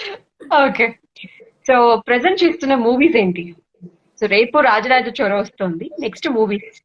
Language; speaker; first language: Telugu; native; Telugu